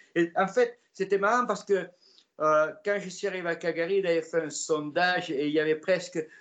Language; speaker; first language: French; native; French